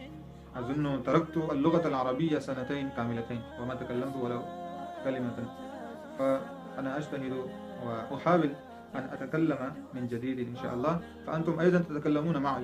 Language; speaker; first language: Arabic; non-native, fluent; Pashto